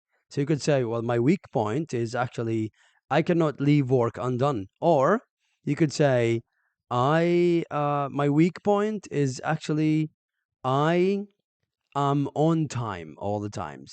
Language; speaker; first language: English; non-native, fluent; Arabic